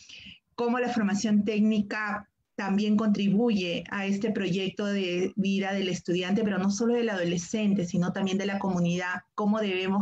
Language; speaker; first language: Spanish; native; Spanish